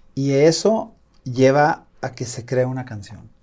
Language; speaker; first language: Spanish; native; Spanish